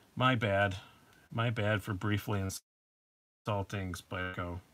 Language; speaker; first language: English; native; English